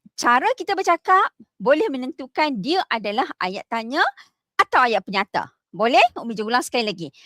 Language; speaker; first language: Malay; native; Malay